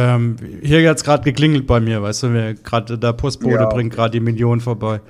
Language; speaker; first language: German; native; German